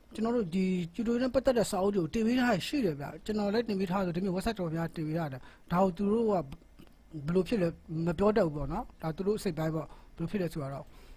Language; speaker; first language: Burmese; non-native, local second language; Tedim Chin